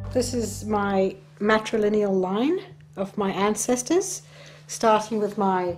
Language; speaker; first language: English; native; English